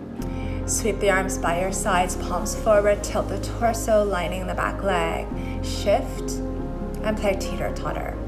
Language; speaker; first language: English; native; English